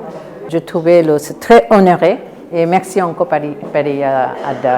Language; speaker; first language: French; non-native, learner; Bangla